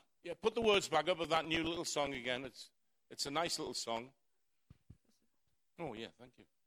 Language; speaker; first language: English; native; English